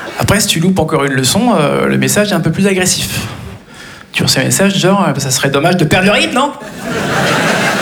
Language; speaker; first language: French; native; French